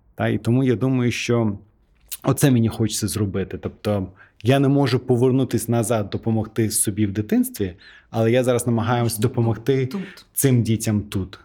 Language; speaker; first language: Ukrainian; non-native, fluent; Azerbaijani